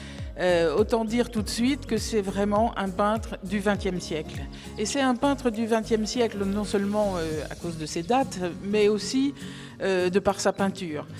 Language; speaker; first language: French; native; French